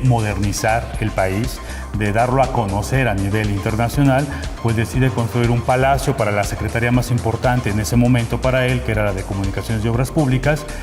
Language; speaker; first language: Spanish; native; Spanish